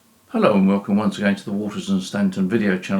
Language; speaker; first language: English; native; English